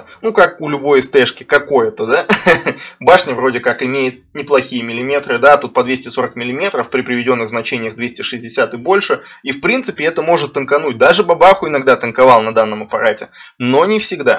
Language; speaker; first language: Russian; native; Russian